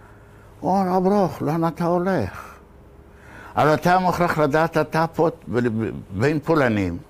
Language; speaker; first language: Hebrew; non-native, fluent; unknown